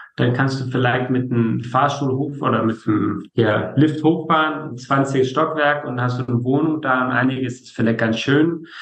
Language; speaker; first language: German; non-native, fluent; Danish